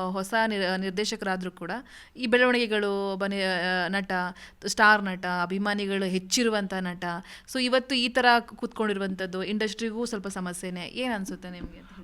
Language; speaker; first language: Kannada; native; Kannada